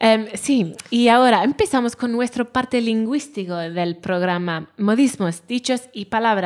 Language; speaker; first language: Spanish; non-native, fluent; Welsh